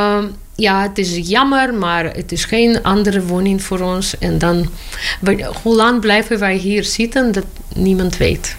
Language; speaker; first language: Dutch; non-native, learner; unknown